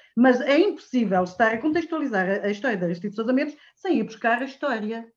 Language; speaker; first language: Portuguese; native; Portuguese